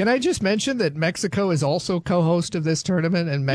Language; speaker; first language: English; native; English